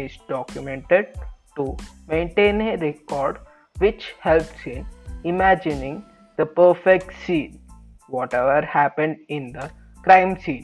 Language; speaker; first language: English; non-native, local second language; Telugu